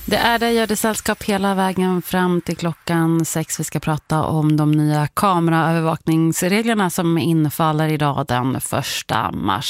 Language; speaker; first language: Swedish; native; Swedish